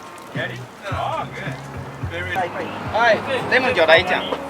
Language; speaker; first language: Japanese; non-native, fluent; Chinese